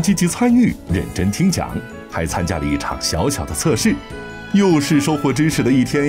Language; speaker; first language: Chinese; native; Chinese